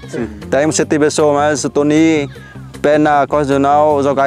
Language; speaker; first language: Portuguese; non-native, learner; Vietnamese